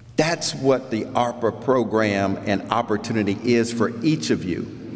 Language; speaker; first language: English; native; English